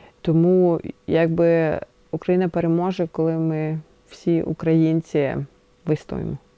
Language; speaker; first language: Ukrainian; native; Ukrainian